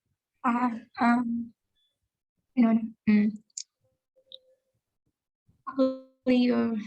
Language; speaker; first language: English; non-native, learner; Vietnamese